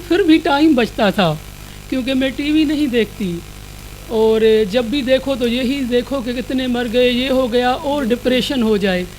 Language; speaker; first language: Urdu; non-native, local second language; Sindhi